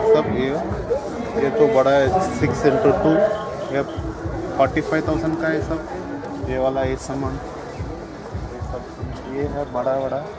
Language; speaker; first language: Hindi; non-native, local second language; Tamil